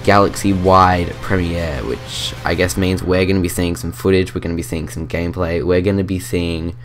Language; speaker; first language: English; native; English